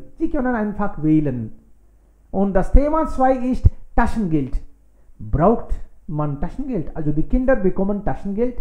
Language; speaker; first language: German; non-native, fluent; Hindi